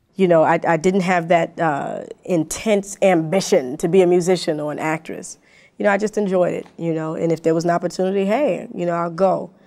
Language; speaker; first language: English; native; English